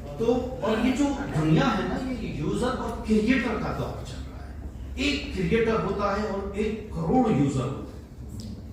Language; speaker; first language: Urdu; native; Urdu